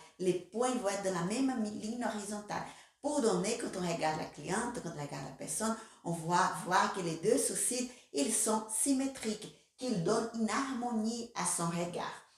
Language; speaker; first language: French; non-native, fluent; Portuguese